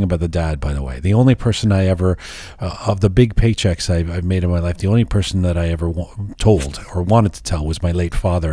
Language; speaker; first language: English; native; English